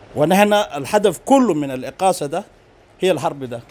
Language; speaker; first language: Arabic; native; Arabic